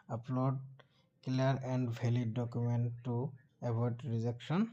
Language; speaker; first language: English; non-native, local second language; Assamese